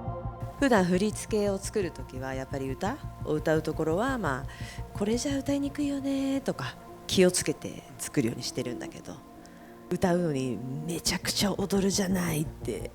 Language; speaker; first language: Japanese; native; Japanese